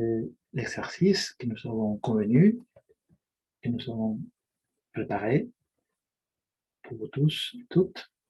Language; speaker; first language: French; non-native, fluent; Spanish